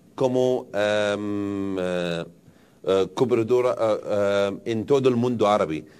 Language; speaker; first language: Spanish; non-native, learner; Arabic